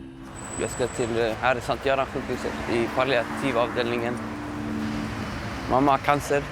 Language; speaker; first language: Swedish; early bilingual, other home language; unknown